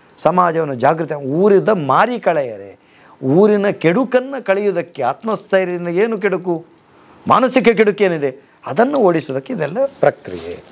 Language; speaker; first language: Kannada; non-native, local second language; Tulu